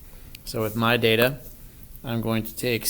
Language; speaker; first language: English; native; English